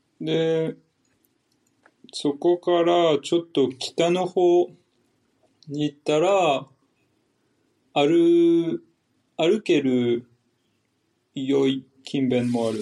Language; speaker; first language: Japanese; non-native, fluent; French